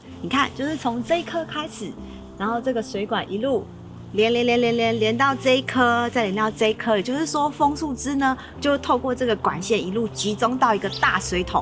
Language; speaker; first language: Chinese; native; Chinese